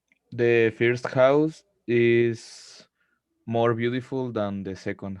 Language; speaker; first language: English; non-native, learner; Spanish